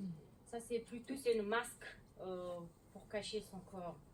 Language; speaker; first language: French; non-native, learner; Mongolian